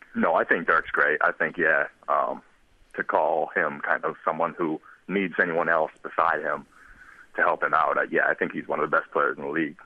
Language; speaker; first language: English; native; English